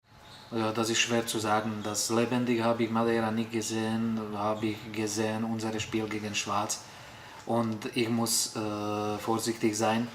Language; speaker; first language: German; non-native, fluent; Slovak